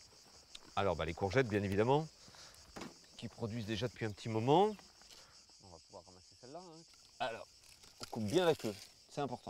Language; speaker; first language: French; native; French